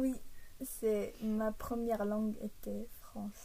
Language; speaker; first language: French; early bilingual, heritage; English